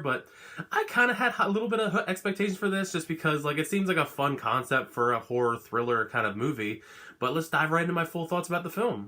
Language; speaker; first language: English; native; English